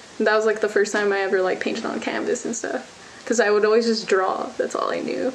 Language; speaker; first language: English; native; English